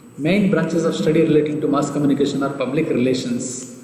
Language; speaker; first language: English; non-native, local second language; Kannada